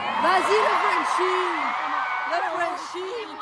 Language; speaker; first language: French; native; French